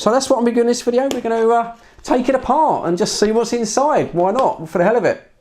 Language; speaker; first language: English; native; English